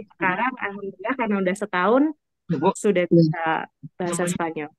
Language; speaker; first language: Indonesian; native; Indonesian